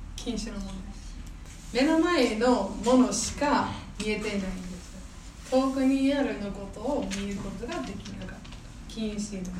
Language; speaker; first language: Japanese; non-native, fluent; English